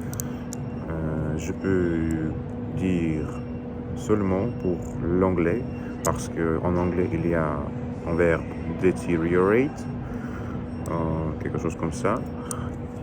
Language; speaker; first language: French; non-native, learner; Russian